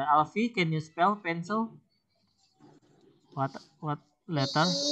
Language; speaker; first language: English; non-native, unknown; Indonesian